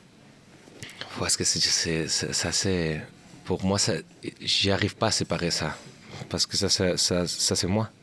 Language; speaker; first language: French; non-native, learner; Catalan